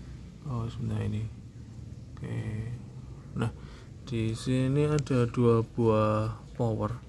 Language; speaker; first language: Indonesian; native; Indonesian